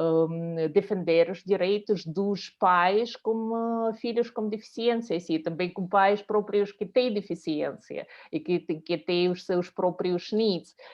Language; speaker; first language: Portuguese; non-native, fluent; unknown